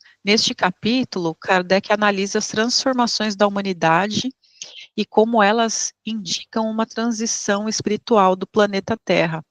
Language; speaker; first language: Portuguese; native; Portuguese